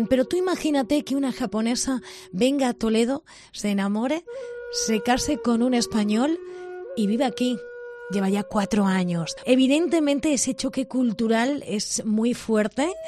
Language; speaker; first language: Spanish; native; Spanish